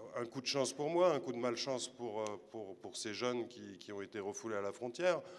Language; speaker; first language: French; native; French